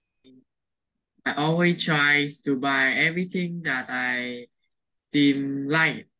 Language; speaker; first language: English; non-native, learner; Vietnamese